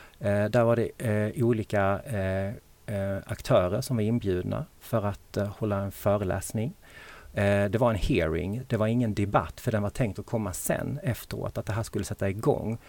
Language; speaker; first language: Swedish; native; Swedish